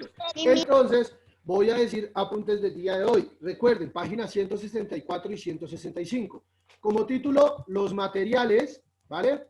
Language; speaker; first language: Spanish; native; Spanish